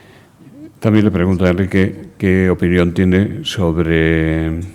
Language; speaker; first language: Spanish; native; Spanish